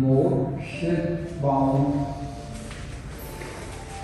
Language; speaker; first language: Vietnamese; non-native, learner; Hindi